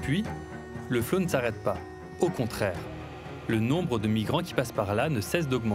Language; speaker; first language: French; native; French